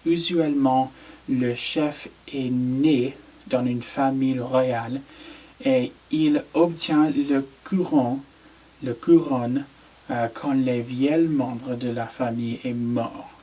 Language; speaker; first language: French; non-native, learner; English